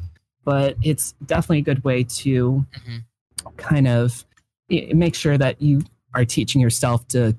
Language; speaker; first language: English; native; English